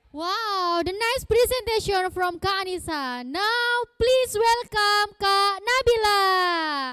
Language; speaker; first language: English; non-native, fluent; Indonesian